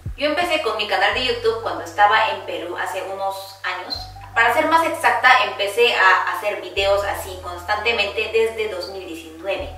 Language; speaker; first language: Spanish; early bilingual, heritage; Korean